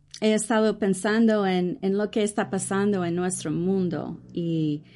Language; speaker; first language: Spanish; early bilingual, heritage; English